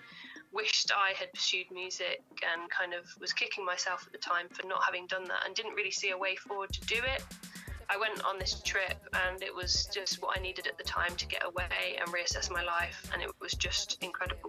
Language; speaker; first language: English; native; English